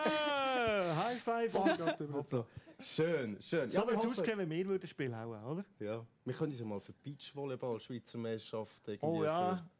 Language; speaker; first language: German; native; German